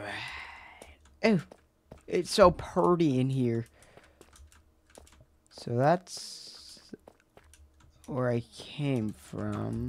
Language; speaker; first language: English; native; English